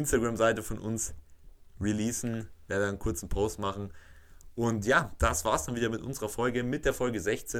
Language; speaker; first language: German; native; German